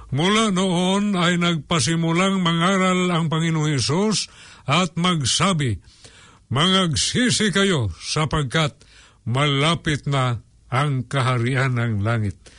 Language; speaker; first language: Filipino; non-native, local second language; Cebuano